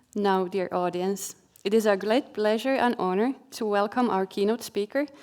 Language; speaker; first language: English; non-native, fluent; Finnish